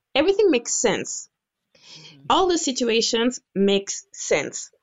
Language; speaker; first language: English; non-native, fluent; French